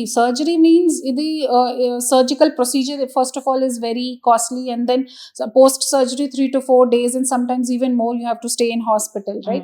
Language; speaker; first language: English; non-native, local second language; Hindi